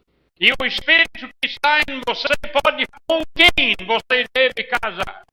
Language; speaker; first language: Portuguese; non-native, fluent; English